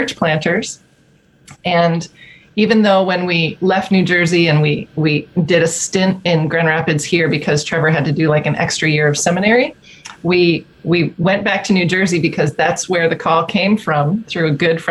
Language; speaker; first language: English; native; English